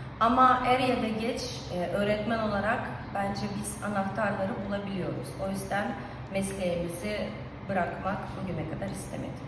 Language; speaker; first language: Turkish; non-native, fluent; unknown